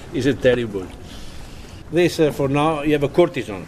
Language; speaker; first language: English; non-native, learner; Italian